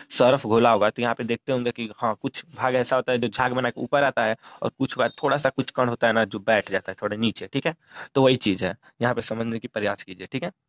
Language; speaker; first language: Hindi; native; Hindi